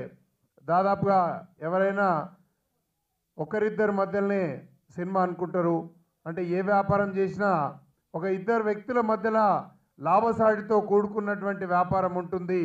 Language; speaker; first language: Telugu; native; Telugu